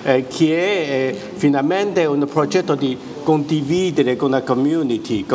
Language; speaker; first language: Italian; non-native, fluent; Chinese